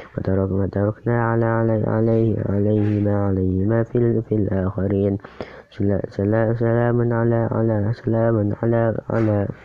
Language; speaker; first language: Arabic; non-native, learner; Indonesian